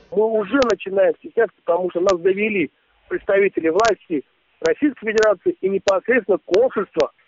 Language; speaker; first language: Russian; non-native, local second language; Uzbek